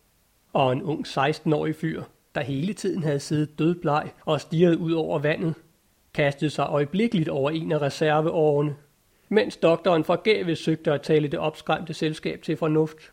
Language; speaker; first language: Danish; native; Danish